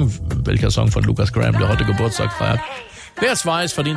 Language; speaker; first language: German; native; German